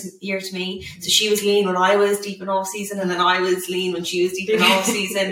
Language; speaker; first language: English; native; English